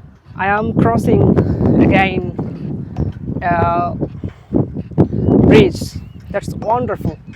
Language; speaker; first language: English; non-native, learner; Bangla